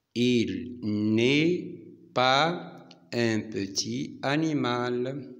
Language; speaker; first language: French; non-native, local second language; Arabic